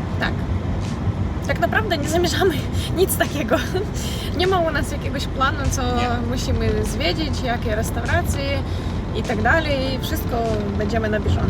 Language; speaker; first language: Polish; non-native, learner; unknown